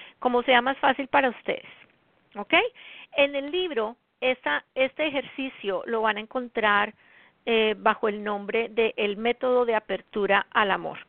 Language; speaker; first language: Spanish; native; Spanish